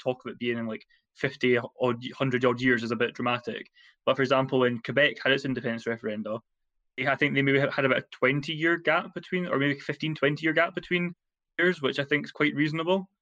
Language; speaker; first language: English; native; English